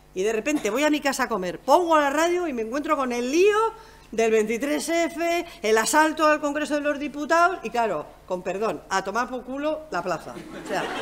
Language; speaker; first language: Spanish; native; Spanish